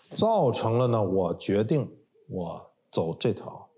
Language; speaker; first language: Chinese; native; Chinese